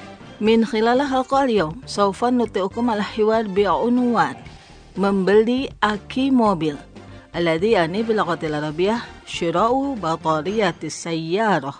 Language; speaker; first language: Arabic; non-native, fluent; Indonesian